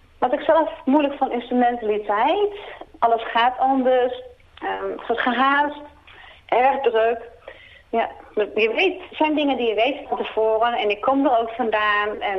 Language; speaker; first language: Dutch; native; Dutch